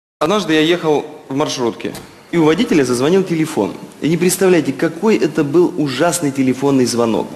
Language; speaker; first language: Russian; native; Russian